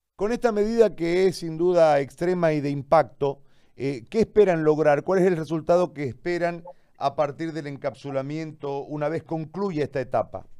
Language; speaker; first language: Spanish; native; Spanish